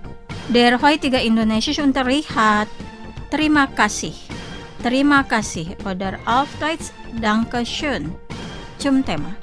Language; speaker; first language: German; non-native, fluent; Indonesian